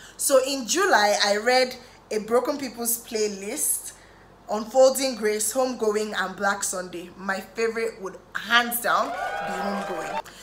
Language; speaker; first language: English; native; English